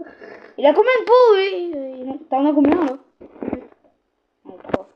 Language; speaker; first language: French; native; French